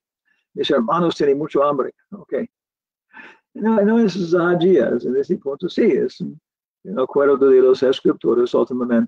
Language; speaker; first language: Spanish; non-native, learner; English